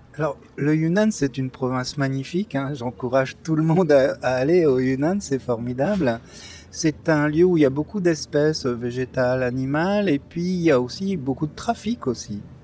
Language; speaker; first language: French; native; French